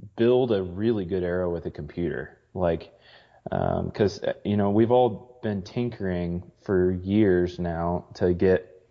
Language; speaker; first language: English; native; English